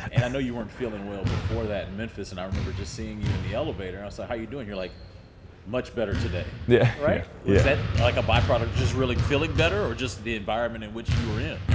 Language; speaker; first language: English; native; English